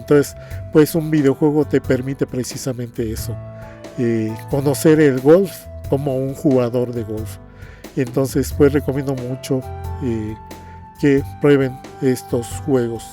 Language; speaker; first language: Spanish; native; Spanish